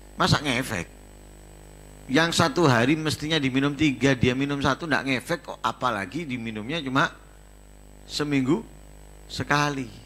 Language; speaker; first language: Indonesian; non-native, local second language; Javanese